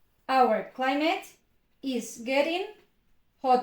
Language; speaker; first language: English; non-native, fluent; Spanish